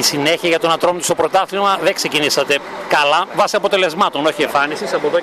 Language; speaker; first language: Greek; native; Greek